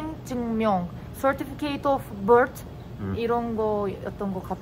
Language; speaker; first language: Korean; non-native, fluent; Turkish